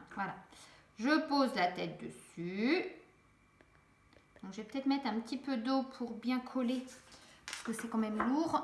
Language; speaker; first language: French; native; French